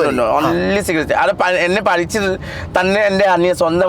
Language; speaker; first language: Malayalam; non-native, local second language; Assamese